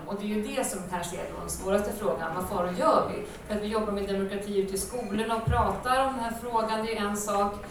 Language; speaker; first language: Swedish; native; Swedish